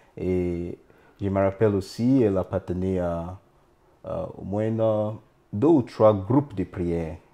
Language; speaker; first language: French; non-native, fluent; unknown